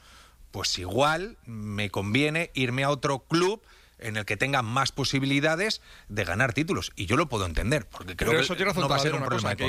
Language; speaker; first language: Spanish; native; Spanish